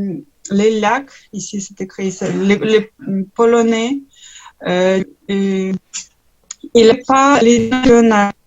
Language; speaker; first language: French; non-native, learner; Ukrainian